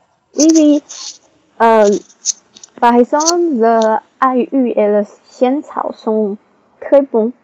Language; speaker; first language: French; non-native, learner; Chinese